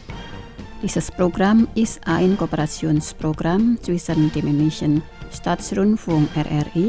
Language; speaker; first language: German; non-native, fluent; Indonesian